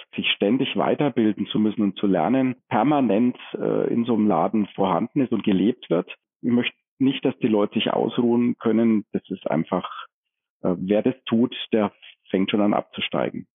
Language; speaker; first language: German; native; German